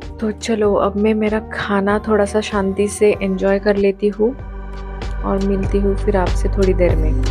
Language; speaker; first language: Hindi; non-native, local second language; Marathi